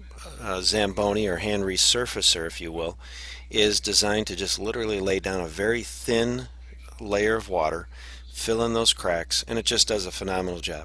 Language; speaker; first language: English; native; English